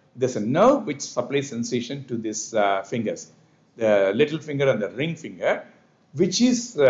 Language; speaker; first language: English; non-native, local second language; Tamil